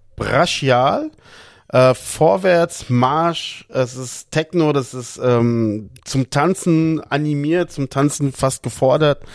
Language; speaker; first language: German; early bilingual, other home language; Portuguese